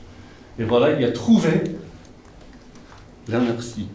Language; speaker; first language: French; non-native, fluent; English